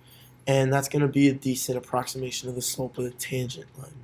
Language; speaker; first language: English; native; English